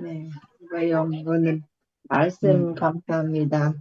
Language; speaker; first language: Korean; non-native, learner; Japanese